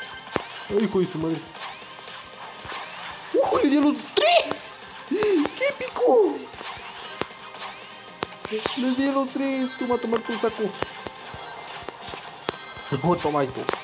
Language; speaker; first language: Spanish; native; Spanish